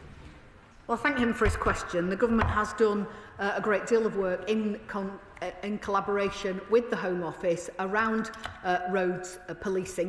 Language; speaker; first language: English; native; English